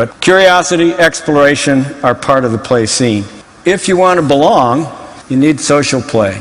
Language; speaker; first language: English; native; English